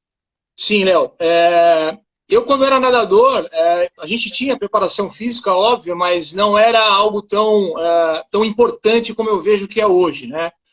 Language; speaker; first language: Portuguese; native; Portuguese